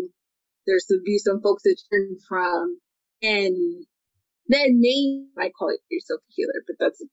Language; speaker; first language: English; native; English